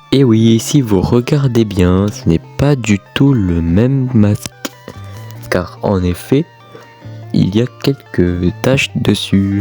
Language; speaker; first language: French; native; French